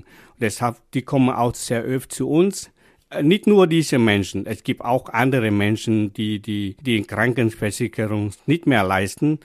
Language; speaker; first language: German; non-native, fluent; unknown